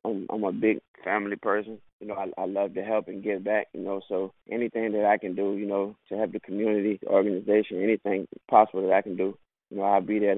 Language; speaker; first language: English; native; English